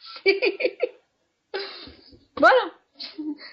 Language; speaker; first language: Spanish; non-native, fluent; English